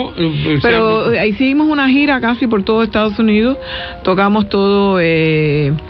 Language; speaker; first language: Spanish; native; Spanish